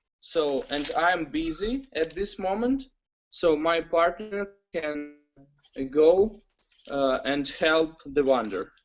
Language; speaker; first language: English; non-native, learner; Ukrainian